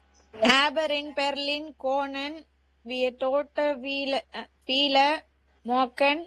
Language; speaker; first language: German; non-native, learner; Tamil